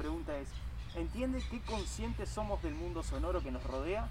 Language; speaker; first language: Spanish; native; Spanish